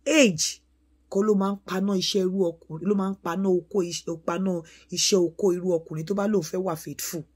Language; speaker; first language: Yoruba; non-native, local second language; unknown